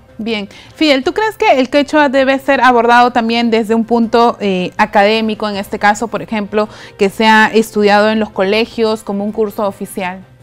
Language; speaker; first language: Spanish; native; Spanish